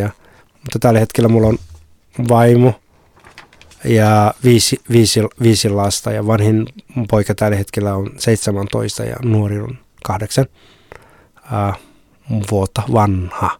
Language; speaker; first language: Finnish; non-native, fluent; Somali